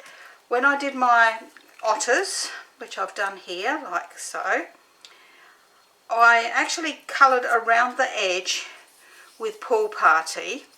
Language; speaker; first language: English; native; English